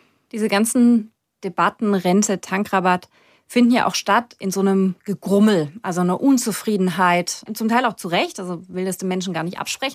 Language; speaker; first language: German; native; German